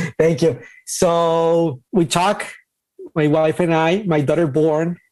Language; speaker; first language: English; non-native, fluent; Spanish